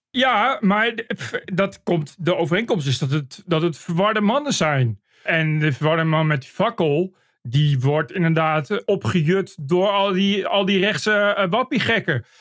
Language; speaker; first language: Dutch; native; Dutch